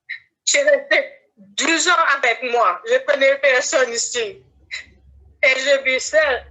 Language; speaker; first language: French; non-native, learner; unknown